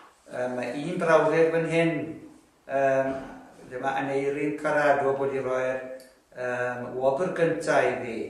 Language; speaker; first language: Welsh; native; Welsh